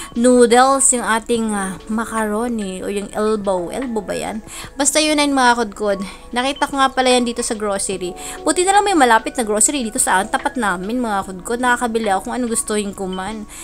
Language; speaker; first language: Filipino; non-native, local second language; Bikol